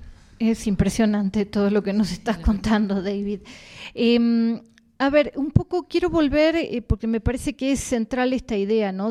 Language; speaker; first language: Spanish; native; Spanish